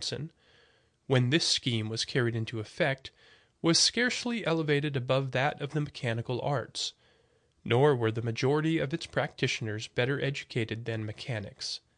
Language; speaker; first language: English; native; English